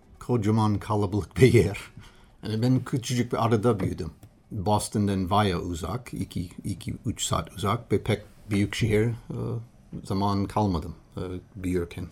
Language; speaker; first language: Turkish; non-native, learner; English